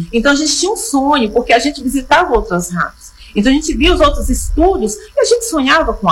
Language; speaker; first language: Portuguese; native; Portuguese